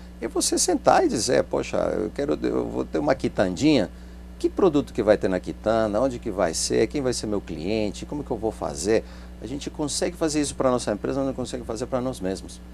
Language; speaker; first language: Portuguese; non-native, fluent; Spanish